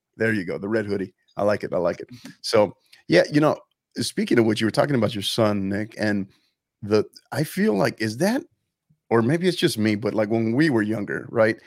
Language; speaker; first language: English; native; English